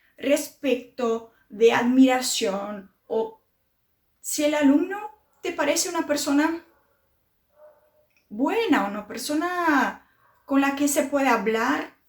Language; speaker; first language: Spanish; non-native, fluent; Portuguese